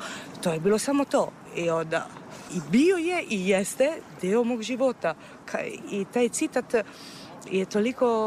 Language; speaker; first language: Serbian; non-native, fluent; Italian